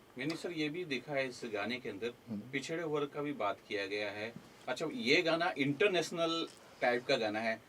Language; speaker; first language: Hindi; native; Hindi